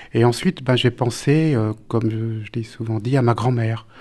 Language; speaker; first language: French; native; French